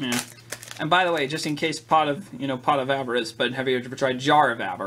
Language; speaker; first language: English; native; English